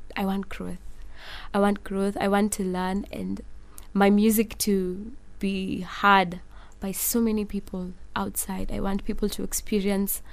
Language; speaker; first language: English; non-native, local second language; Swahili